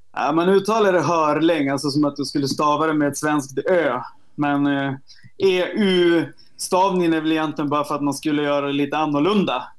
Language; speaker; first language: Swedish; native; Swedish